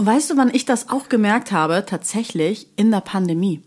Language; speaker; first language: German; native; German